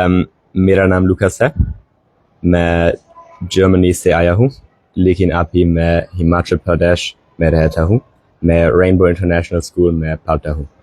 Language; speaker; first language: Hindi; non-native, learner; German